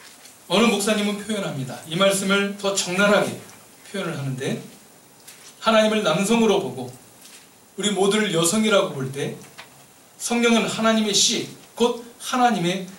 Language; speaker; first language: Korean; native; Korean